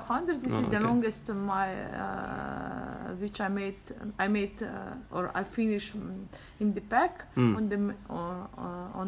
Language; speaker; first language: English; non-native, learner; Slovenian